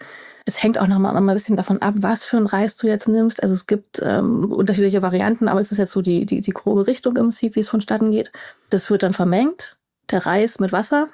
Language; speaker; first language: German; native; German